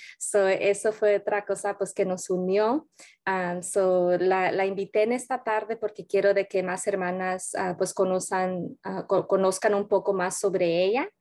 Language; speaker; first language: Spanish; early bilingual, heritage; Spanish